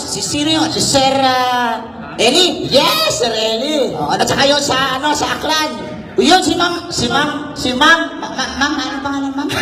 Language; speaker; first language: Filipino; non-native, local second language; Hiligaynon